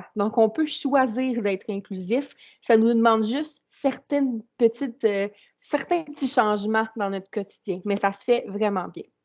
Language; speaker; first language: French; native; French